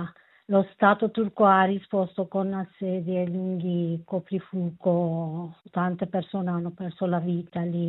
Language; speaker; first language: Italian; non-native, learner; Kurdish